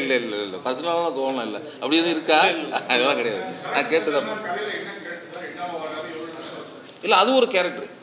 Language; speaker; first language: Tamil; native; Tamil